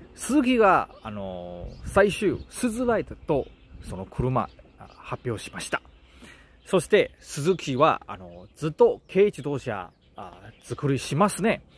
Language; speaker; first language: Japanese; non-native, learner; Chinese